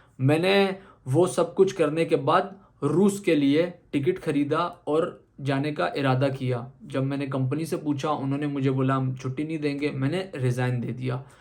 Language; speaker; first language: Urdu; native; Urdu